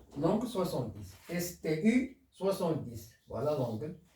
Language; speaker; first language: French; non-native, local second language; Arabic